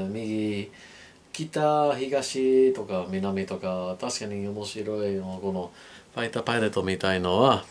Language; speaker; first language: Japanese; non-native, learner; English